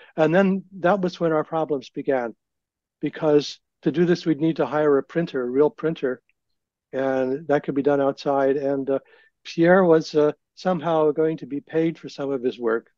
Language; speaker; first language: English; native; English